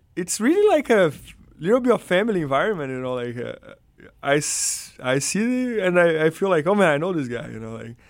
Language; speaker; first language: English; non-native, fluent; Portuguese